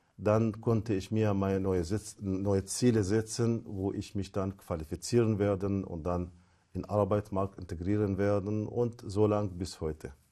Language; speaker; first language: German; non-native, fluent; Arabic